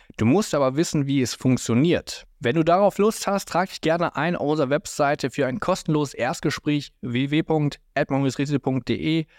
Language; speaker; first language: German; native; German